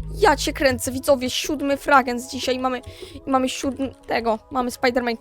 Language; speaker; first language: Polish; native; Polish